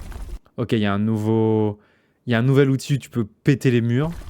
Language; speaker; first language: French; native; French